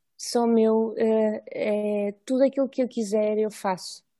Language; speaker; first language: Portuguese; non-native, fluent; Russian